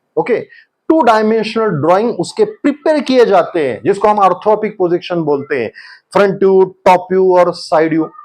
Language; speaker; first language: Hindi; non-native, local second language; Marathi